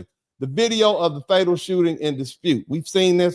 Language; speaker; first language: English; native; English